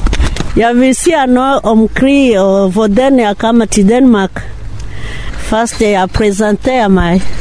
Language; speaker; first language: Danish; non-native, learner; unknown